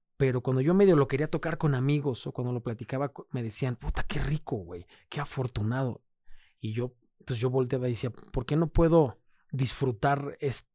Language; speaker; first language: Spanish; native; Spanish